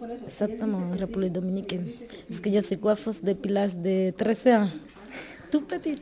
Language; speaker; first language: French; non-native, learner; Spanish